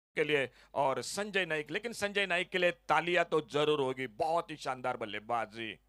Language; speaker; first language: Hindi; non-native, local second language; Konkani